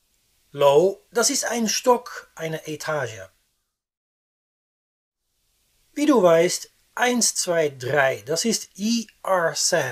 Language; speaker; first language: German; non-native, fluent; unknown